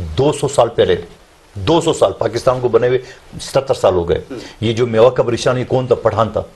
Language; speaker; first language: Urdu; non-native, local second language; Pashto